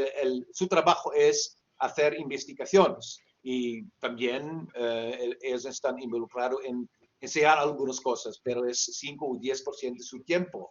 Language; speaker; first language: Spanish; non-native, learner; Dutch